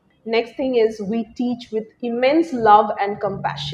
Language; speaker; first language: English; non-native, local second language; Bangla